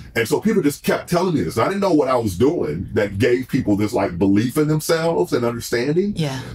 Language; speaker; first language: English; native; English